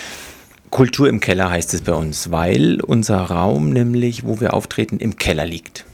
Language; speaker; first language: German; native; German